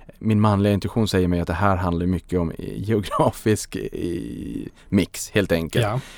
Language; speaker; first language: Swedish; native; Swedish